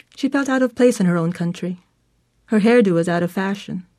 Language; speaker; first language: English; non-native, local second language; Filipino